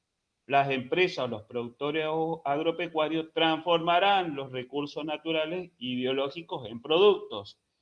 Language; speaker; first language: Spanish; native; Spanish